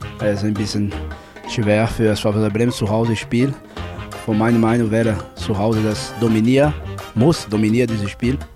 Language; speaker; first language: German; non-native, learner; Portuguese